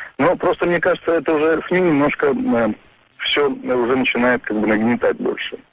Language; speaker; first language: Russian; early bilingual, other home language; Armenian